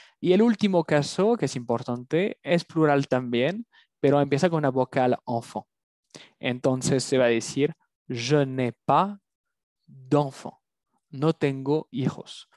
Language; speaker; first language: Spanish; non-native, fluent; French